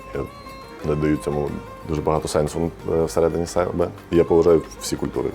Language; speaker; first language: Ukrainian; native; Ukrainian